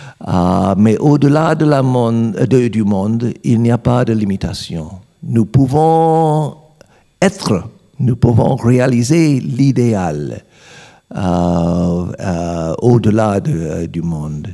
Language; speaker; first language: French; non-native, learner; English